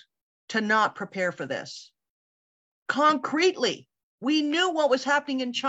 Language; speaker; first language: English; native; English